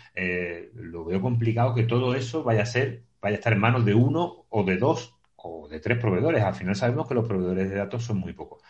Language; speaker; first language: Spanish; native; Spanish